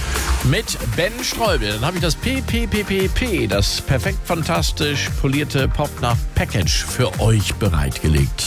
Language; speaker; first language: German; native; German